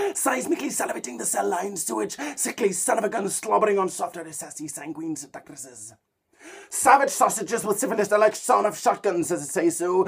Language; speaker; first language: English; non-native, fluent; Icelandic